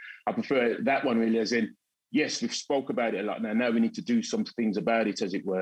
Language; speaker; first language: English; native; English